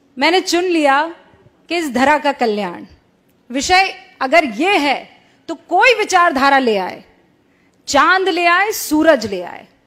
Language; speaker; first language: Hindi; native; Hindi